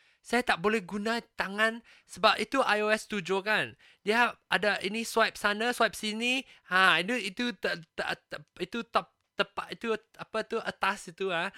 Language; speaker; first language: Malay; non-native, local second language; Chinese